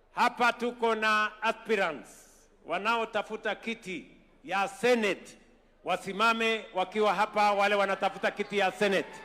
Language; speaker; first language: Swahili; non-native, local second language; Kalenjin